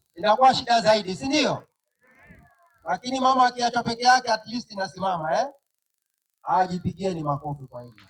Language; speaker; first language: Swahili; native; Swahili